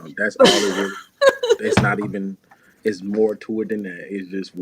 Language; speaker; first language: English; native; English